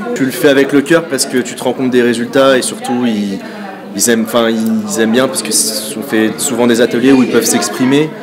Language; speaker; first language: French; native; French